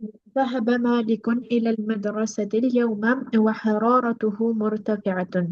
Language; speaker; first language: Arabic; non-native, learner; Albanian